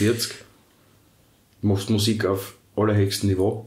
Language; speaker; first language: German; native; German